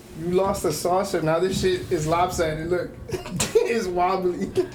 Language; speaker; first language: English; early bilingual, other home language; Spanish